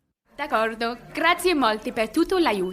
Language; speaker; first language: Italian; non-native, learner; English